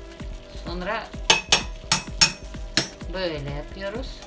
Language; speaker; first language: Turkish; non-native, learner; Russian